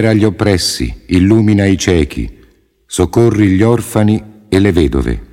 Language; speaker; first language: Italian; native; Italian